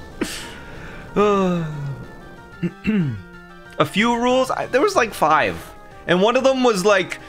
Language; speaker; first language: English; native; English